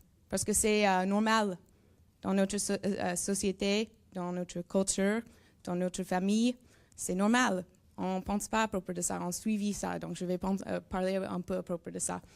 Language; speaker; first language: French; non-native, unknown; English